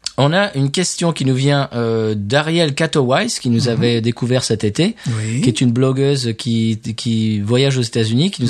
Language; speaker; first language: French; native; French